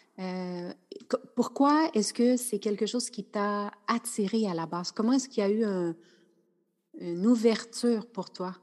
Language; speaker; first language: French; native; French